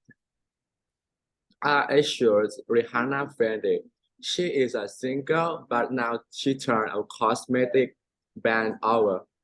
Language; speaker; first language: English; non-native, learner; Thai